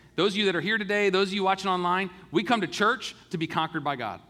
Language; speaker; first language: English; native; English